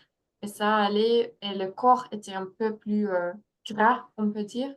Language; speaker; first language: French; non-native, fluent; English